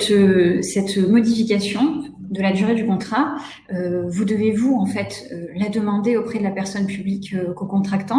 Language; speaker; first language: French; native; French